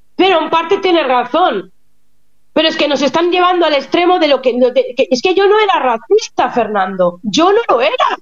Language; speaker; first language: Spanish; native; Spanish